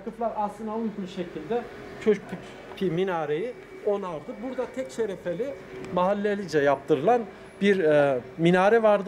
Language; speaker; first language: Turkish; native; Turkish